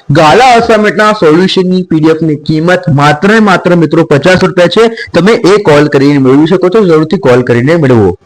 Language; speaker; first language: Gujarati; native; Gujarati